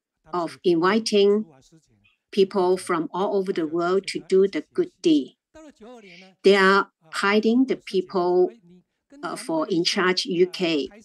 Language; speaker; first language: English; non-native, learner; Chinese